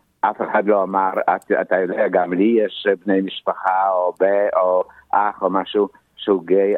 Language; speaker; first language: Hebrew; non-native, fluent; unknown